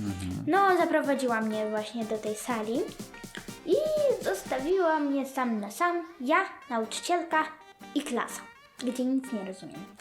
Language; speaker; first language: Polish; early bilingual, other home language; Ukrainian